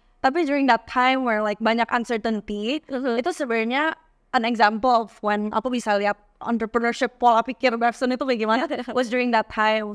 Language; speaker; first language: English; non-native, fluent; Indonesian